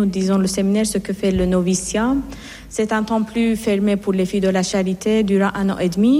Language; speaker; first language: French; non-native, fluent; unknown